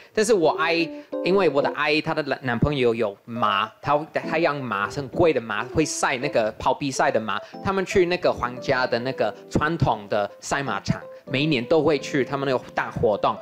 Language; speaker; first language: Chinese; non-native, fluent; English